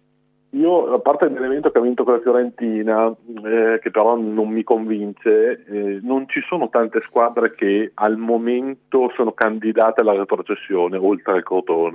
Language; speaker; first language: Italian; native; Italian